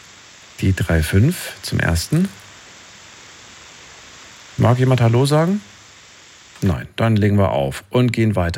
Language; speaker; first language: German; native; German